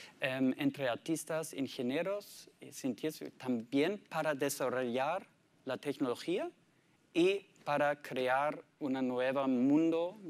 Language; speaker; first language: Spanish; non-native, learner; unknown